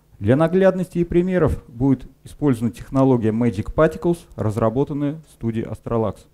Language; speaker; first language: Russian; native; Russian